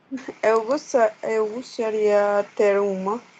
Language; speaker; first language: Portuguese; non-native, learner; Spanish